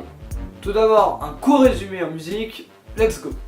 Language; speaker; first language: French; native; French